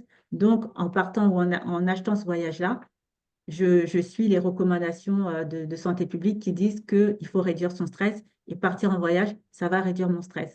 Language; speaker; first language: French; native; French